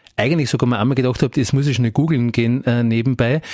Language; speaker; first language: German; native; German